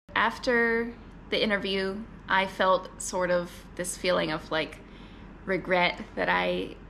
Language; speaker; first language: English; native; English